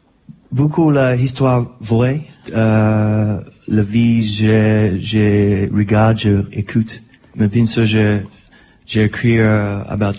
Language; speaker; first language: French; non-native, learner; English